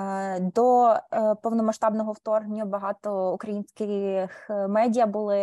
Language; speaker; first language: Ukrainian; early bilingual, heritage; Ukrainian